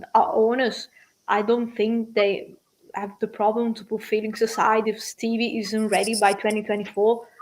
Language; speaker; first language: English; non-native, fluent; Italian